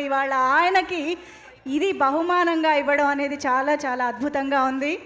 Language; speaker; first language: Telugu; native; Telugu